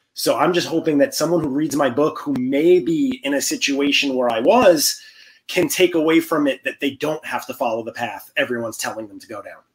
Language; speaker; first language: English; native; English